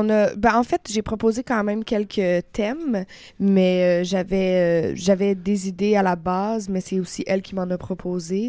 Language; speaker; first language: French; native; French